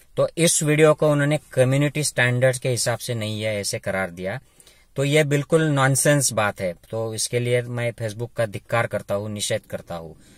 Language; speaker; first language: Hindi; non-native, local second language; Marathi